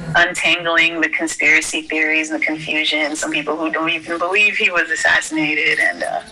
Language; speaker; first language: English; early bilingual, other home language; Haitian Creole